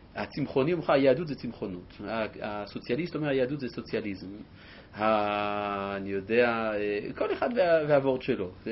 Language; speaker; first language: Hebrew; non-native, fluent; French